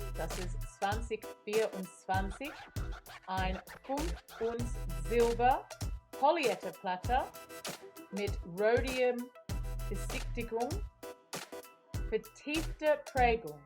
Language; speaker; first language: German; non-native, learner; English